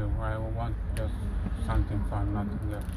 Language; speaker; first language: English; non-native, learner; Romanian